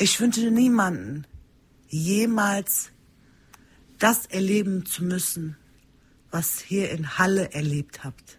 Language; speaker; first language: German; early bilingual, other home language; Turkish